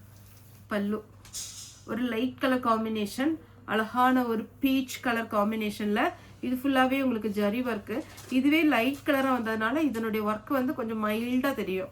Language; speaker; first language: Tamil; native; Tamil